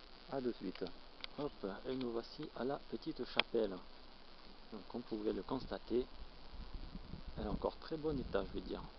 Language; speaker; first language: French; native; French